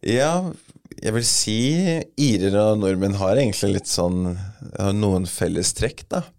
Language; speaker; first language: Norwegian; early bilingual, other home language; English